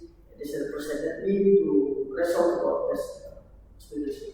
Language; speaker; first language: English; non-native, learner; Indonesian